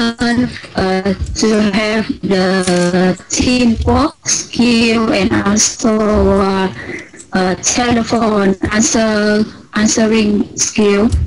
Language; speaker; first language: English; non-native, learner; Vietnamese